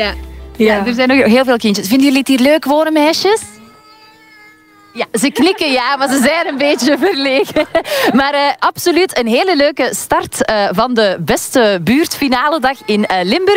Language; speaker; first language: Dutch; native; Dutch